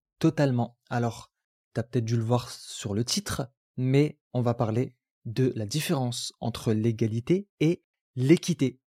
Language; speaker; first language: French; non-native, local second language; Arabic